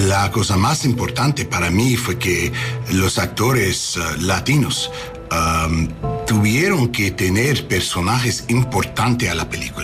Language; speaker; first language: Spanish; non-native, learner; English